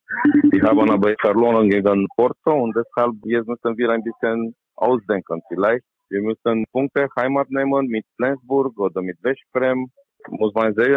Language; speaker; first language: German; non-native, learner; Romanian